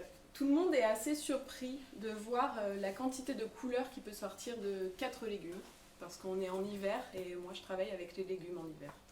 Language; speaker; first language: French; native; French